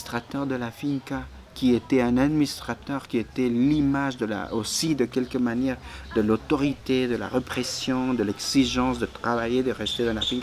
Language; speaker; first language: French; non-native, fluent; Spanish